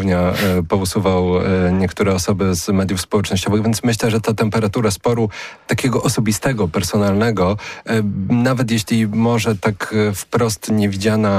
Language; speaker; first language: Polish; native; Polish